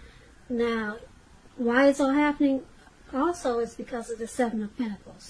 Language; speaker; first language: English; native; English